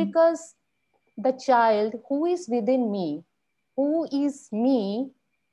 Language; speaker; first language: English; non-native, local second language; Punjabi